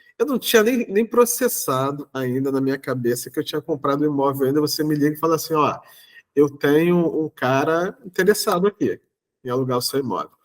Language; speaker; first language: Portuguese; native; Portuguese